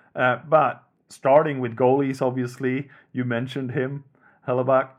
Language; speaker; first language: English; non-native, fluent; Swedish